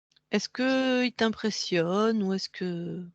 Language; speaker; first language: French; native; French